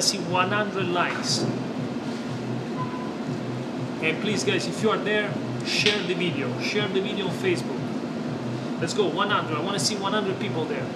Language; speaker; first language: English; non-native, fluent; Italian